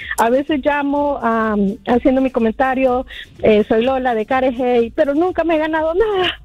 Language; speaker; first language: Spanish; native; Spanish